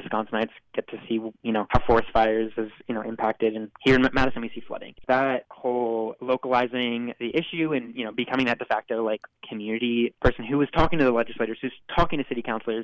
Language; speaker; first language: English; native; English